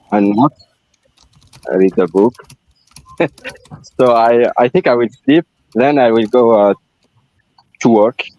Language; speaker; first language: English; non-native, learner; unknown